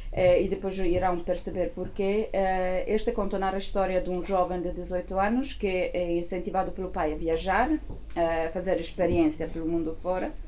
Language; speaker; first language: Portuguese; non-native, fluent; Italian